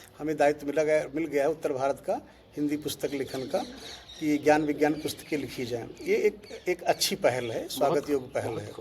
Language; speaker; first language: Hindi; native; Hindi